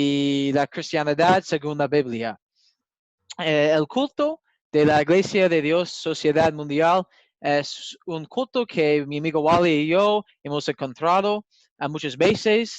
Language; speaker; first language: Spanish; non-native, learner; English